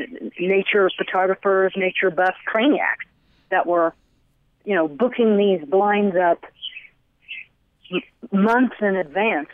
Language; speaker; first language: English; native; English